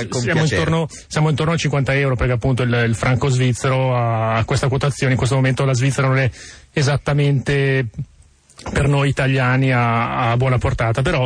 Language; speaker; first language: Italian; native; Italian